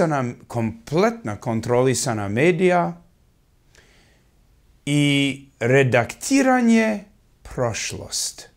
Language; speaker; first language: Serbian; early bilingual, heritage; English